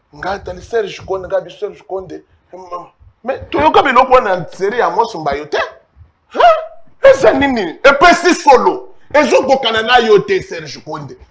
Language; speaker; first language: Lingala; non-native, local second language; Luba-Lulua